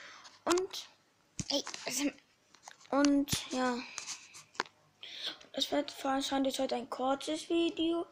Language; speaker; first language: German; early bilingual, other home language; Polish